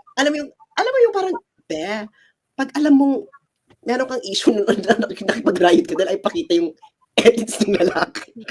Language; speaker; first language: Filipino; native; Filipino